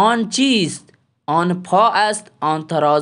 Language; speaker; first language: Persian; non-native, fluent; Urdu